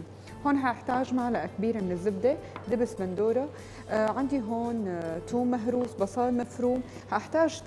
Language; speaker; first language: Arabic; native; Arabic